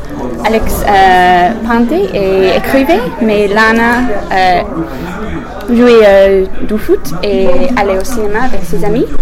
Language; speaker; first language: French; non-native, learner; English